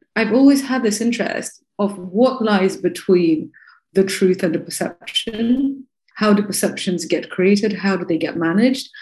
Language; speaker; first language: English; non-native, fluent; Russian